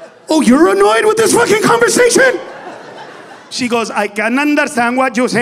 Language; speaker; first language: English; early bilingual, other home language; Spanish